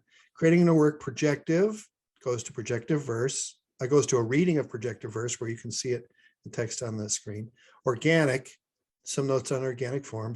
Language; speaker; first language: English; native; English